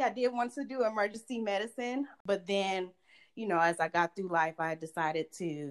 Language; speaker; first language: English; native; English